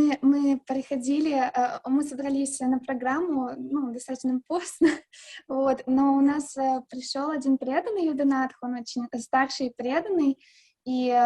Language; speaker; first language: Russian; native; Russian